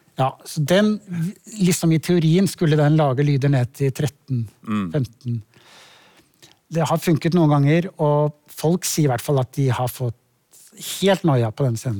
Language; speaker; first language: Norwegian; native; Norwegian